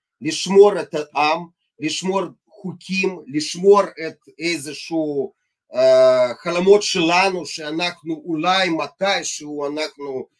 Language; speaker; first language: Hebrew; non-native, fluent; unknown